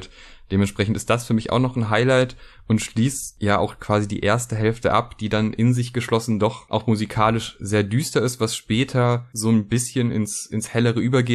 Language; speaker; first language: German; native; German